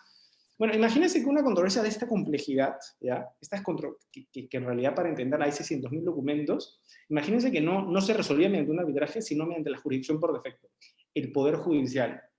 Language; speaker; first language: Spanish; native; Spanish